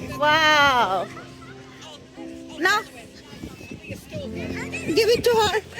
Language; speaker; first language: English; non-native, fluent; Bangla